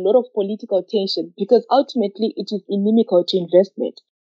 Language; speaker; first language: English; non-native, local second language; Shona